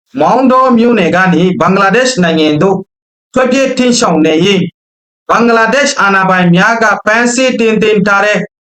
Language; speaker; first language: Burmese; non-native, local second language; Rohingya